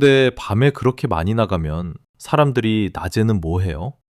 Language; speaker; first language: Korean; early bilingual, heritage; English